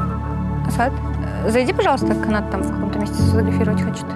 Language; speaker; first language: Russian; native; Russian